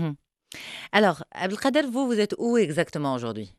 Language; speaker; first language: French; non-native, local second language; Arabic